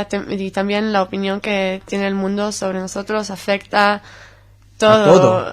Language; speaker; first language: Spanish; non-native, fluent; Hebrew